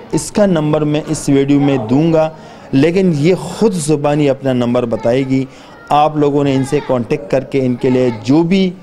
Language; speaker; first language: Urdu; non-native, local second language; Punjabi